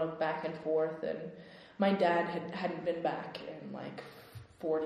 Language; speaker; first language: English; native; English